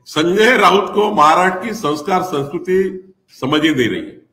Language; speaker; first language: Hindi; non-native, local second language; Marathi